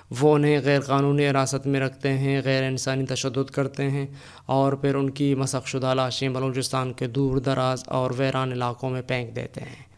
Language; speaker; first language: Urdu; non-native, local second language; Baluchi